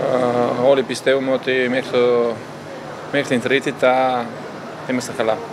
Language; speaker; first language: Greek; non-native, fluent; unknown